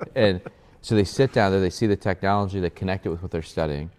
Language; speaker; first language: English; native; English